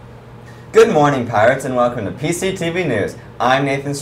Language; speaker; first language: English; native; English